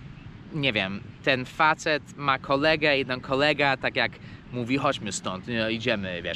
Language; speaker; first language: Polish; non-native, fluent; English